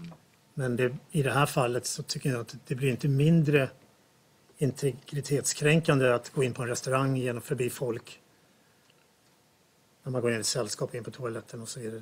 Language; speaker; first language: Swedish; native; Swedish